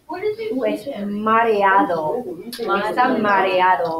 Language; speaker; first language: Spanish; non-native, fluent; English